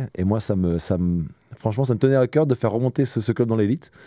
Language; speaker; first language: French; native; French